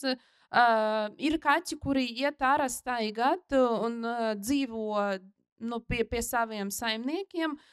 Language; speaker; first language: Latvian; non-native, local second language; Russian